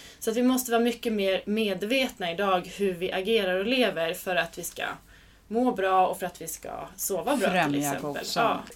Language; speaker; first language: Swedish; native; Swedish